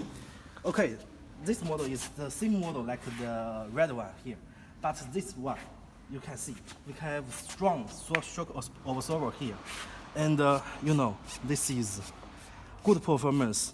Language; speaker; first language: English; non-native, learner; Chinese